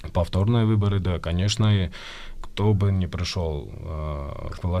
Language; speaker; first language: Russian; non-native, fluent; Georgian